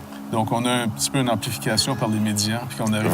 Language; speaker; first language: French; native; French